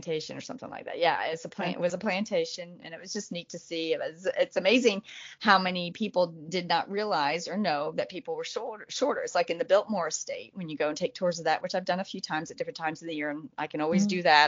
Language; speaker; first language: English; native; English